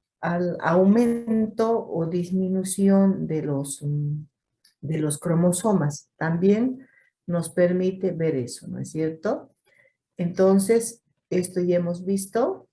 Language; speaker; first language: Spanish; native; Spanish